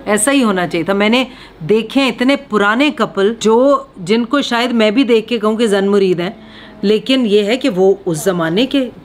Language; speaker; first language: Urdu; non-native, local second language; Punjabi